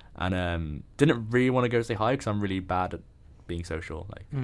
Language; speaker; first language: English; native; English